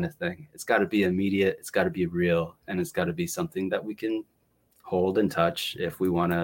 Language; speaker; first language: English; native; English